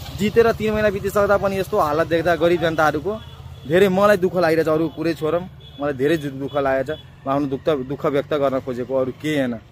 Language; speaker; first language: Nepali; non-native, local second language; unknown